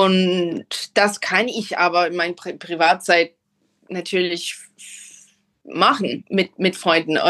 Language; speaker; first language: German; non-native, fluent; English